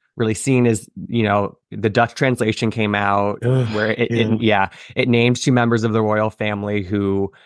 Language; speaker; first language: English; native; English